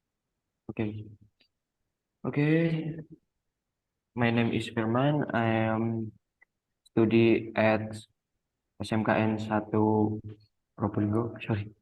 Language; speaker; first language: English; non-native, learner; Indonesian